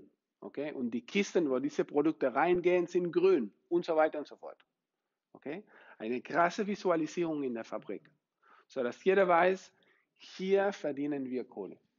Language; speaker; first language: German; non-native, fluent; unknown